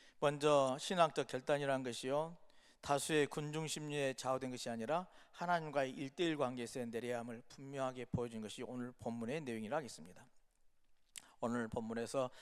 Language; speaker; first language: Korean; native; Korean